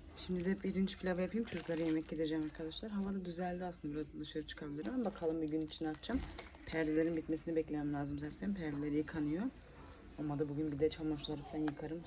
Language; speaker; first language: Turkish; early bilingual, heritage; Turkish